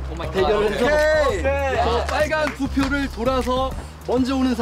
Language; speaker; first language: Korean; native; Korean